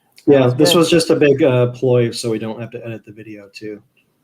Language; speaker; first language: English; native; English